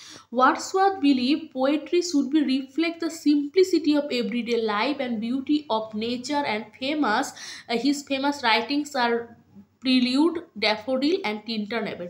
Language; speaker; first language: English; non-native, local second language; Bangla